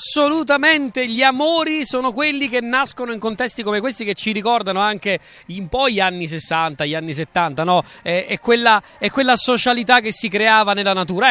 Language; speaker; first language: Italian; native; Italian